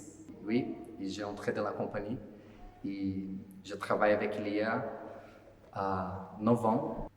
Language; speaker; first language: French; non-native, fluent; Portuguese